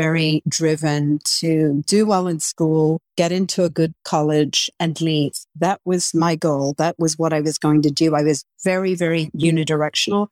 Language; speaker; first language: English; native; English